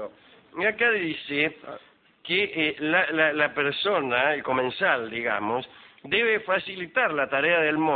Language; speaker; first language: Spanish; native; Spanish